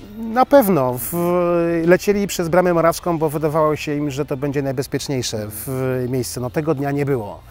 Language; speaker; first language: Polish; native; Polish